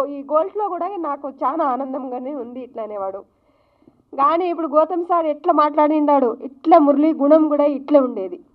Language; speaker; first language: Telugu; non-native, local second language; Lambadi